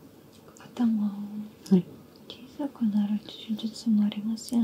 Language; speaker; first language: Japanese; non-native, learner; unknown